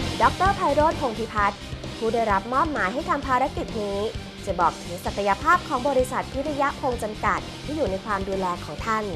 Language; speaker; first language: Thai; native; Thai